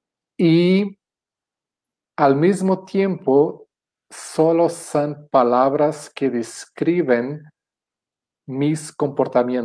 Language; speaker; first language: Spanish; non-native, fluent; Portuguese